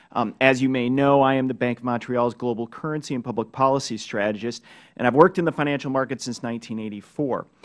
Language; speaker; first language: English; native; English